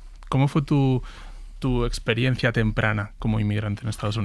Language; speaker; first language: Spanish; native; Spanish